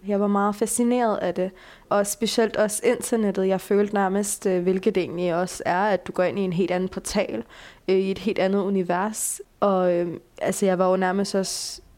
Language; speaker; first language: Danish; early bilingual, other home language; Bulgarian